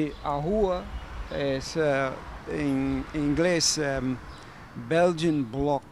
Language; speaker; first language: Portuguese; non-native, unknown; English